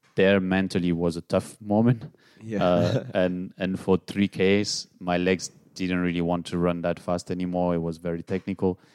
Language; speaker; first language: English; non-native, fluent; French